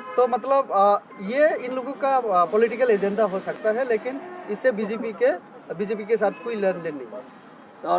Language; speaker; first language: Hindi; non-native, local second language; Bangla